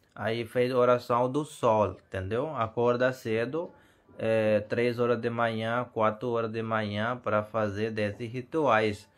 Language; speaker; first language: Portuguese; non-native, learner; Hindi